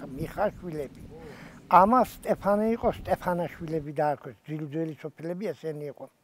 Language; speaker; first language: Georgian; native; Georgian